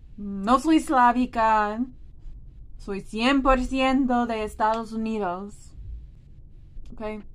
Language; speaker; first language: Spanish; non-native, fluent; English